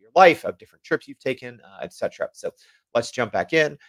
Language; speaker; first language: English; native; English